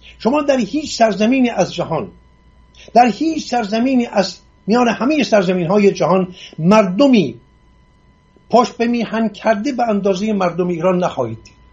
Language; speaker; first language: Persian; non-native, local second language; Assyrian Neo-Aramaic